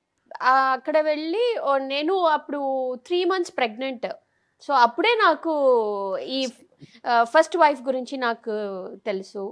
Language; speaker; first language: Telugu; non-native, fluent; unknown